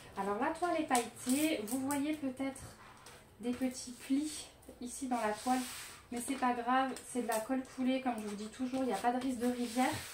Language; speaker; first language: French; native; French